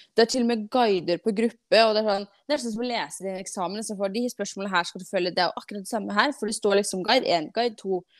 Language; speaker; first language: Norwegian; non-native, fluent; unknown